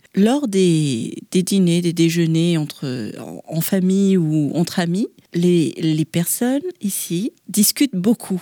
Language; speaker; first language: French; non-native, local second language; Malagasy